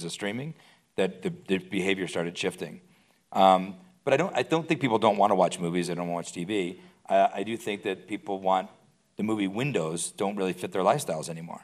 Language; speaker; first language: English; native; English